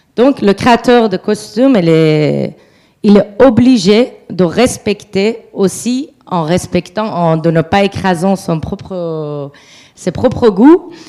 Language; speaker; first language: French; non-native, fluent; Persian